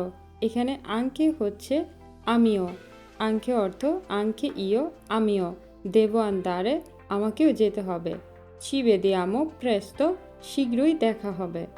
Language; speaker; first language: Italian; non-native, fluent; Bangla